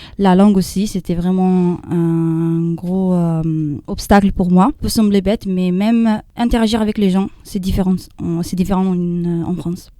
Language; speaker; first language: French; non-native, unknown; Italian